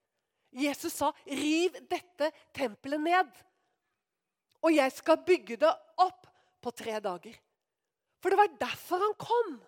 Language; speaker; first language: Norwegian; native; Norwegian